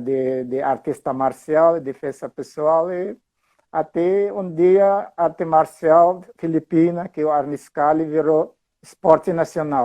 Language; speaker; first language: Portuguese; non-native, fluent; Filipino